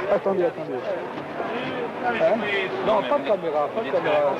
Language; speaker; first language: French; native; French